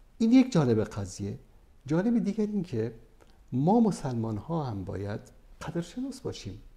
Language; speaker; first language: Persian; native; Persian